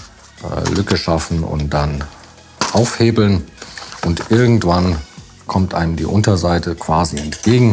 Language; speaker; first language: German; native; German